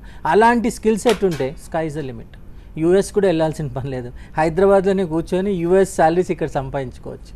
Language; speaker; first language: Telugu; native; Telugu